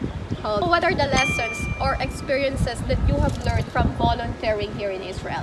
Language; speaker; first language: English; non-native, fluent; Filipino